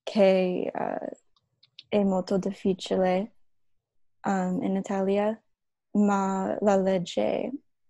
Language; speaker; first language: Italian; non-native, learner; English